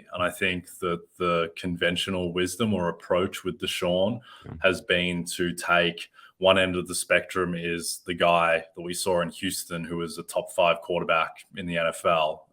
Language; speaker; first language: English; native; English